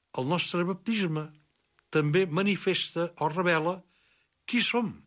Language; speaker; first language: Catalan; native; Catalan